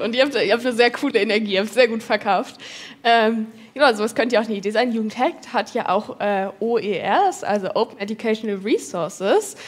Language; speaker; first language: German; native; German